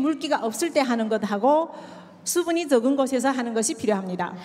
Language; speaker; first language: Korean; native; Korean